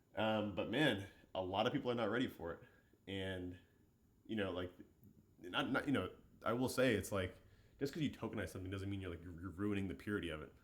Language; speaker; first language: English; native; English